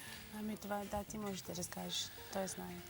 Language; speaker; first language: Bulgarian; non-native, learner; English